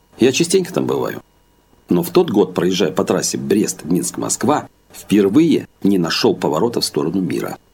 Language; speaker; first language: Russian; native; Russian